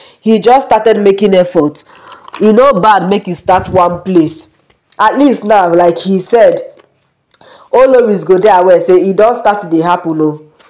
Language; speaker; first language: Nigerian Pidgin; non-native, local second language; Yoruba